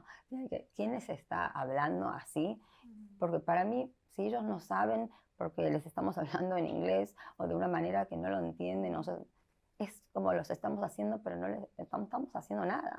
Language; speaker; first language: Spanish; early bilingual, heritage; Spanish